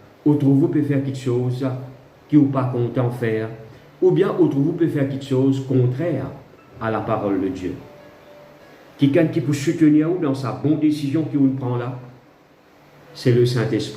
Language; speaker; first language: French; non-native, local second language; Morisyen